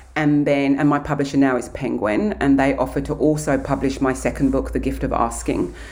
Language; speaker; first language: English; native; English